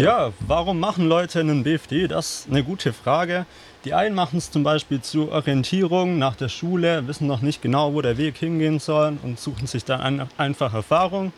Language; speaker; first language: German; native; German